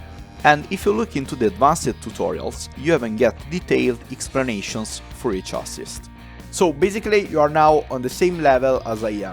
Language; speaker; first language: English; non-native, fluent; German